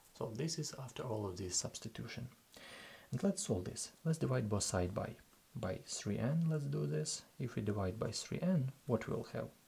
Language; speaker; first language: English; non-native, fluent; Russian